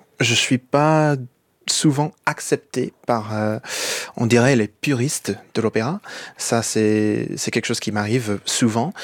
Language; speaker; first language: French; non-native, fluent; English